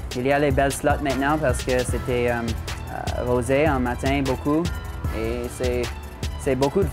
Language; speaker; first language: French; non-native, local second language; English